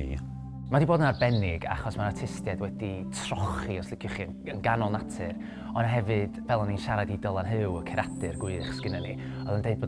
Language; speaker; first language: Welsh; native; Welsh